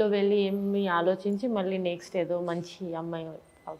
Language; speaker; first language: Telugu; non-native, learner; Bangla